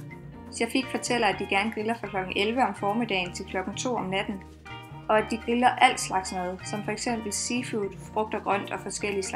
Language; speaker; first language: Danish; native; Danish